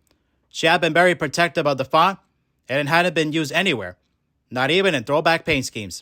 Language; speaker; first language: English; native; English